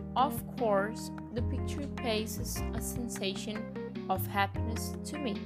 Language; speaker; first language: English; non-native, fluent; Portuguese